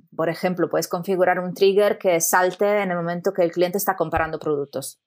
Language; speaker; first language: Spanish; non-native, fluent; Italian